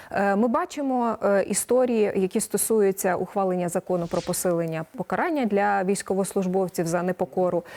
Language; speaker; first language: Ukrainian; native; Ukrainian